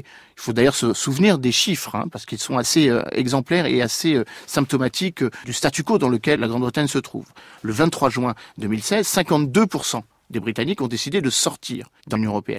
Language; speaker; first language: French; native; French